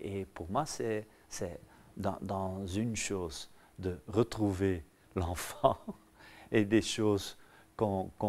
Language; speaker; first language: French; non-native, local second language; Dutch